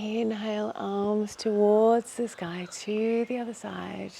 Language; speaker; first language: English; native; English